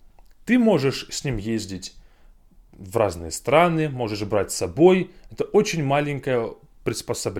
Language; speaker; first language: Russian; non-native, fluent; English